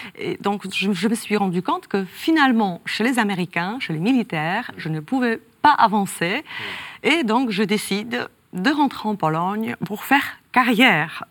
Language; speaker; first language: French; non-native, fluent; Polish